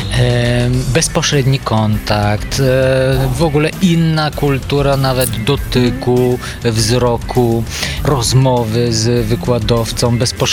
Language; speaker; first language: Polish; non-native, fluent; Bulgarian